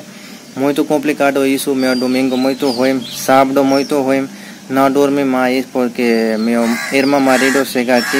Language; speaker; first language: Portuguese; non-native, learner; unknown